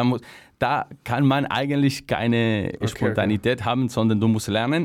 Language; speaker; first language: German; non-native, fluent; Spanish